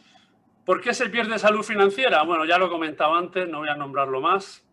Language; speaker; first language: Spanish; native; Spanish